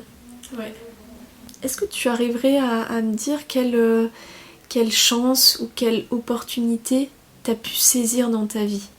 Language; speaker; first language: French; native; French